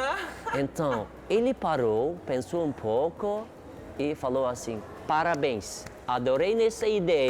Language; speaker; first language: Portuguese; non-native, learner; Turkish